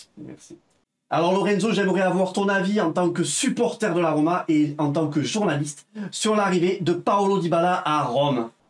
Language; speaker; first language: French; native; French